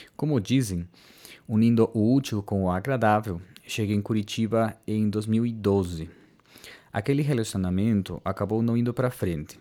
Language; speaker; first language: Portuguese; non-native, fluent; Spanish